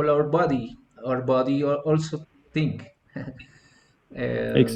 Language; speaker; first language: English; non-native, fluent; Spanish